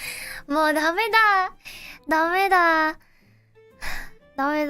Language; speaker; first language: Japanese; non-native, learner; Indonesian